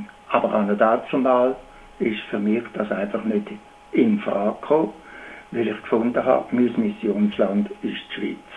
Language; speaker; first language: German; native; German